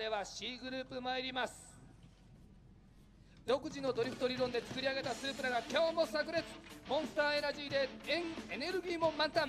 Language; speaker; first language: Japanese; native; Japanese